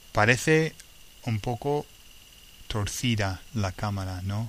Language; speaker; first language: Spanish; non-native, fluent; English